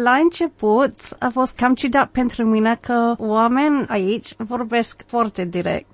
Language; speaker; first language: Romanian; non-native, fluent; English